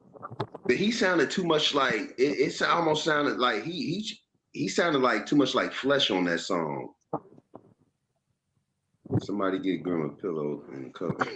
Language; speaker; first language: English; native; English